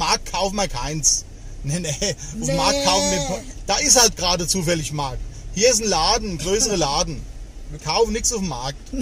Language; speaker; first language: German; native; German